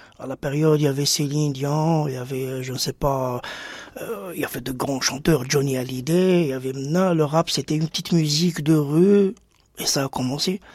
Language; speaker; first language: French; non-native, local second language; Arabic